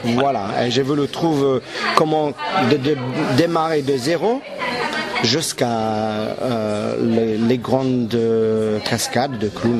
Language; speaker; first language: French; non-native, local second language; English